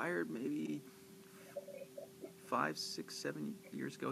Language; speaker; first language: English; native; English